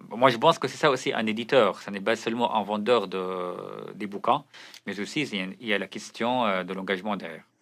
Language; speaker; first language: French; non-native, fluent; Arabic